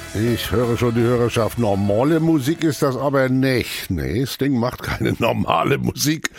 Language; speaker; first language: German; native; German